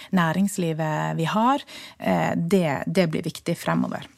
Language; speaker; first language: Norwegian; native; Norwegian